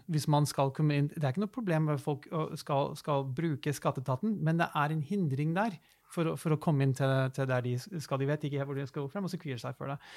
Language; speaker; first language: Norwegian; early bilingual, other home language; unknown